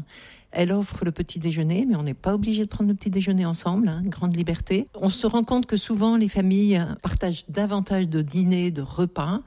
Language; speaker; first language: French; native; French